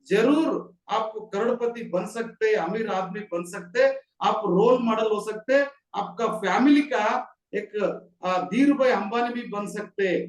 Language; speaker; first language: Hindi; non-native, local second language; Kannada